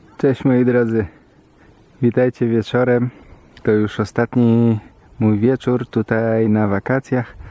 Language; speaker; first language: Polish; native; Polish